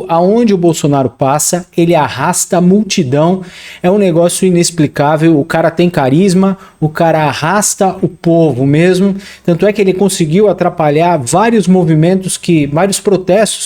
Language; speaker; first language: Portuguese; native; Portuguese